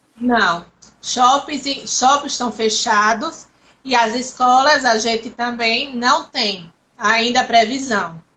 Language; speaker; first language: Portuguese; native; Portuguese